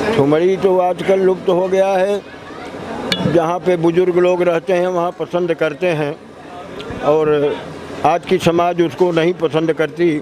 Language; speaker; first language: Hindi; native; Hindi